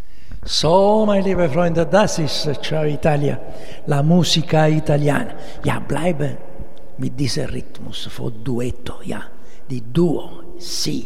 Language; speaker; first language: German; non-native, learner; Italian